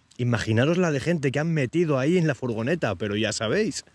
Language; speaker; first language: Spanish; native; Spanish